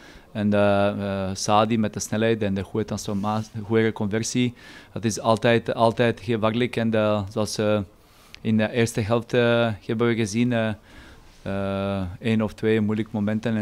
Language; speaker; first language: Dutch; non-native, fluent; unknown